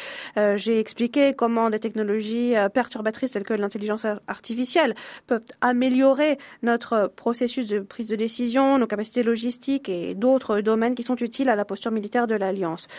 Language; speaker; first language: French; native; French